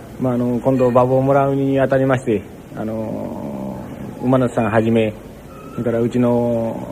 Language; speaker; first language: Japanese; native; Japanese